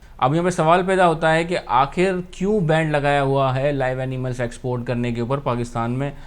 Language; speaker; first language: Urdu; non-native, local second language; Sindhi